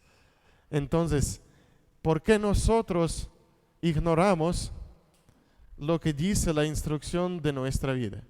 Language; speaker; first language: Spanish; non-native, fluent; Russian